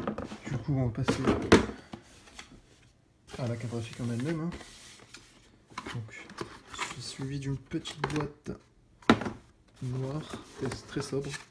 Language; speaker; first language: French; native; French